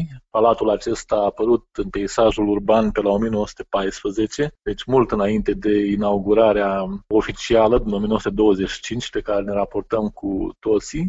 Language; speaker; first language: Romanian; native; Romanian